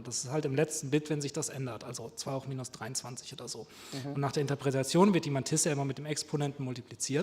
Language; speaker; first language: German; native; German